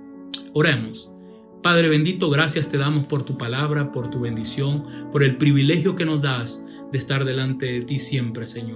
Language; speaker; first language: Spanish; native; Spanish